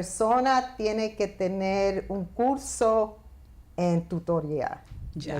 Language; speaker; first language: Spanish; early bilingual, heritage; Spanish